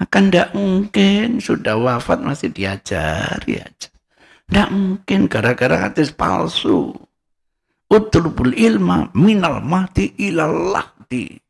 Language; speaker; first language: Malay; non-native, local second language; Javanese